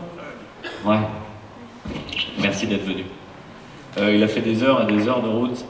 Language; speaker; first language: French; native; French